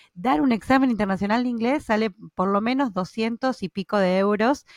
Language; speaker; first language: Spanish; native; Spanish